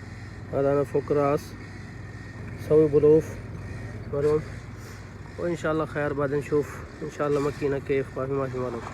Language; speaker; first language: Arabic; non-native, learner; Urdu